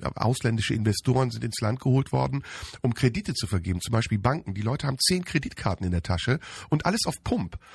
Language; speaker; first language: German; early bilingual, other home language; Turkish